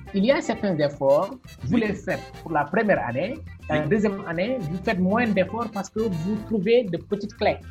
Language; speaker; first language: French; non-native, local second language; Wolof